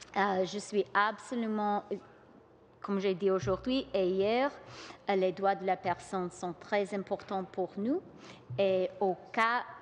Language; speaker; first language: French; non-native, local second language; English